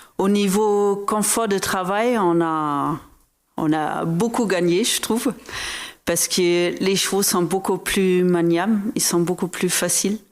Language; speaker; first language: French; non-native, fluent; German